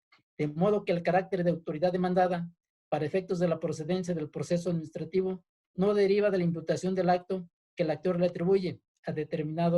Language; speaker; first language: Spanish; native; Spanish